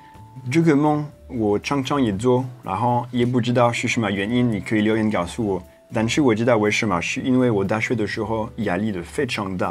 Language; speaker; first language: Chinese; non-native, fluent; French